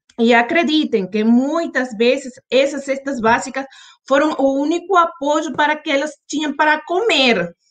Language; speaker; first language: Portuguese; non-native, fluent; Spanish